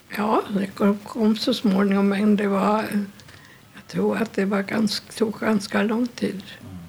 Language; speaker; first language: Swedish; non-native, fluent; German